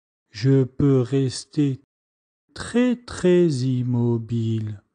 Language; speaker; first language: French; non-native, fluent; Chinese